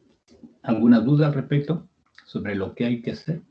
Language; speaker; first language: Spanish; native; Spanish